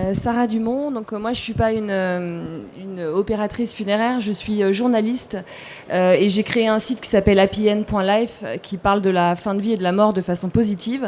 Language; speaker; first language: French; native; French